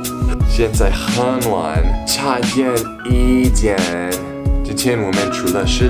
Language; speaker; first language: Chinese; non-native, learner; English